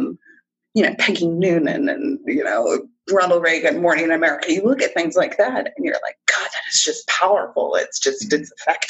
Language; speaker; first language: English; native; English